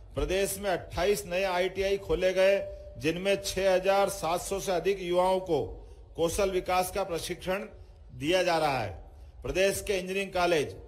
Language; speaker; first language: Hindi; native; Hindi